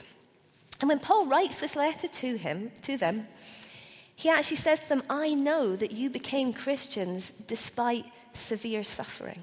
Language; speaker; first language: English; native; English